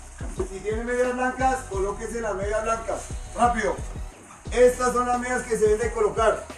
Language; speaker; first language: Spanish; native; Spanish